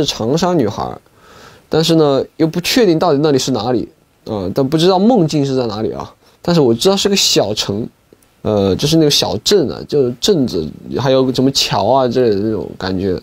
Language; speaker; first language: Chinese; native; Chinese